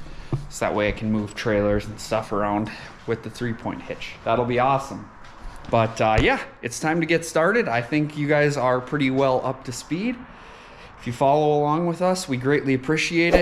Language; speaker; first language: English; native; English